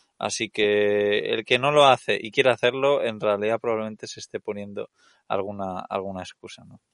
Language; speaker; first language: Spanish; native; Spanish